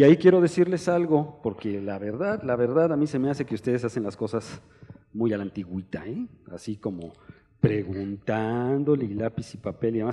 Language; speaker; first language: Spanish; native; Spanish